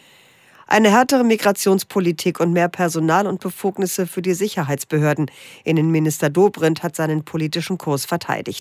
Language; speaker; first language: German; native; German